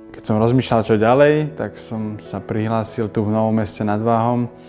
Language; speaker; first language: Slovak; native; Slovak